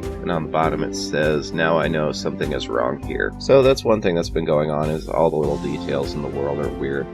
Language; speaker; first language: English; native; English